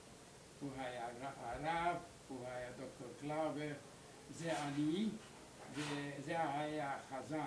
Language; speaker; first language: Hebrew; non-native, learner; German